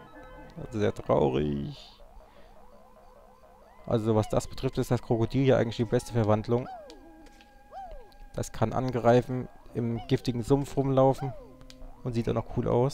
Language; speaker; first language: German; native; German